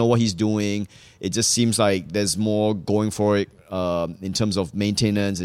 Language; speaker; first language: English; native; English